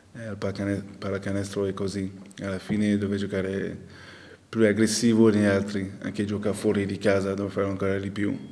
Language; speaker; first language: Italian; non-native, local second language; French